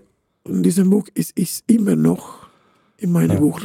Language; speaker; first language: German; non-native, fluent; Spanish